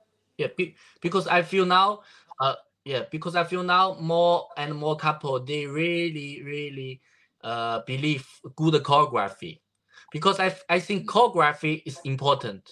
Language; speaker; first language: English; non-native, learner; Chinese